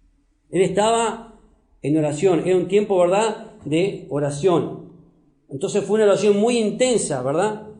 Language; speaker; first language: Spanish; native; Spanish